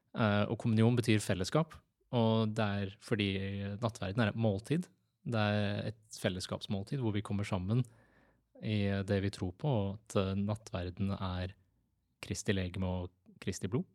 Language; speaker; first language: Norwegian; native; Norwegian